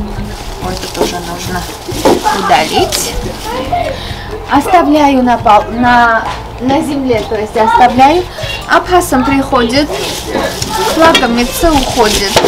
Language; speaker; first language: Russian; non-native, fluent; Armenian